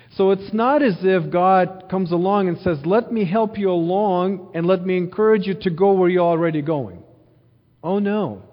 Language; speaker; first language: English; early bilingual, other home language; Ukrainian